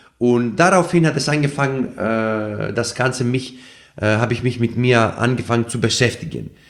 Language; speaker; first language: German; non-native, fluent; Greek